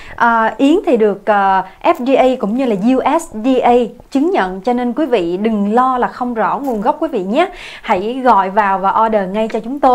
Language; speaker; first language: Vietnamese; native; Vietnamese